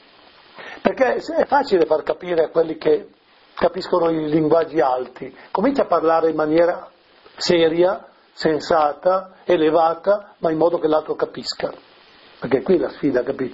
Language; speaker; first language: Italian; native; Italian